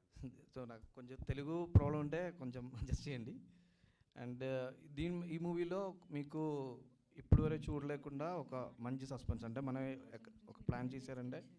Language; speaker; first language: Telugu; non-native, learner; Malayalam